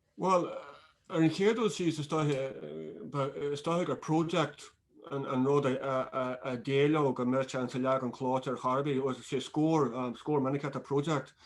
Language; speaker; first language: Irish; native; Irish